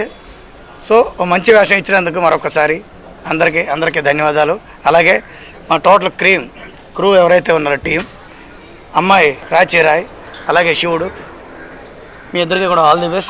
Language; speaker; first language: Telugu; native; Telugu